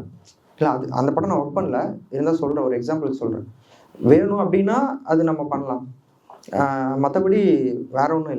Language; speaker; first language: Tamil; native; Tamil